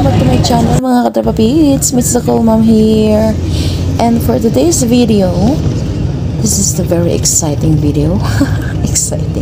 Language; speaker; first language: English; non-native, local second language; Filipino